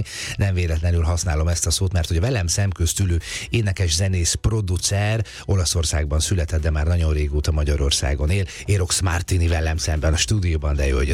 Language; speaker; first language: Hungarian; native; Hungarian